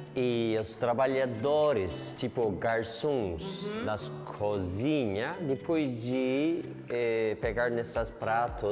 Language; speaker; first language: Portuguese; non-native, learner; Turkish